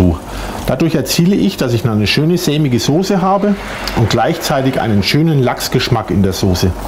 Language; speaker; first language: German; native; German